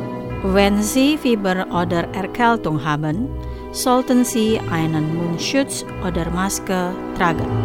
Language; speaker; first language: German; non-native, fluent; Indonesian